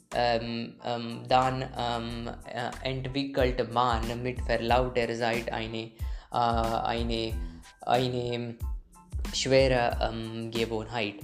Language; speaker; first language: German; non-native, learner; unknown